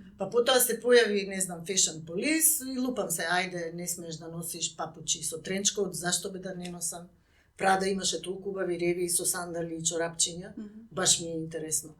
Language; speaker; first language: Macedonian; native; Macedonian